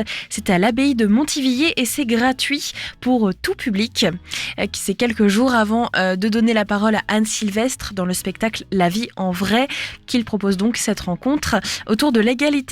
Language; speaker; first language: French; native; French